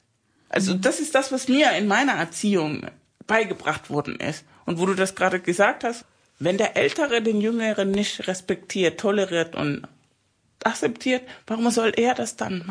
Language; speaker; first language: German; non-native, fluent; Spanish